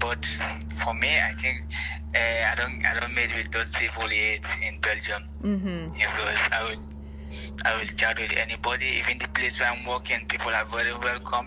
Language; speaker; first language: English; non-native, local second language; Fula